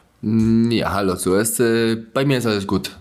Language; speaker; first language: German; non-native, learner; Polish